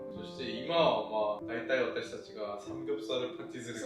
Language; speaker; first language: Japanese; non-native, learner; Korean